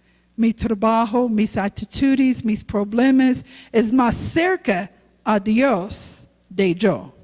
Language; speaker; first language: Spanish; non-native, learner; English